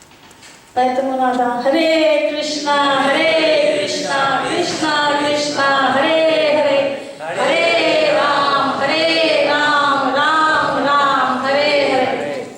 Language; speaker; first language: Russian; non-native, learner; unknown